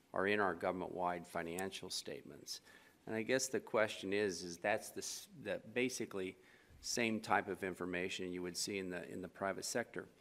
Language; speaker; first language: English; native; English